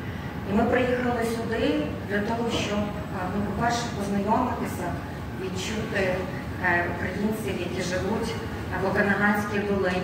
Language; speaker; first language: Ukrainian; native; Ukrainian